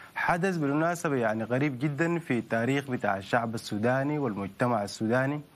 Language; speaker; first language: Arabic; native; Arabic